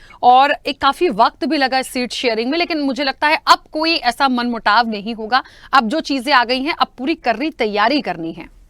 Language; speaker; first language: Hindi; native; Hindi